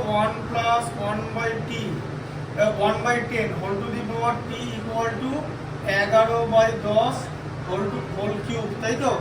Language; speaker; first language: Bangla; native; Bangla